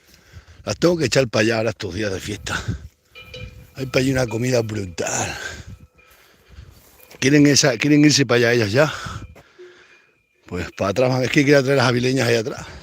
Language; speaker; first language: Spanish; native; Spanish